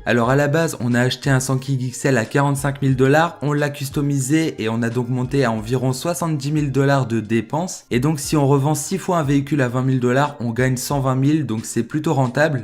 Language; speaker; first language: French; native; French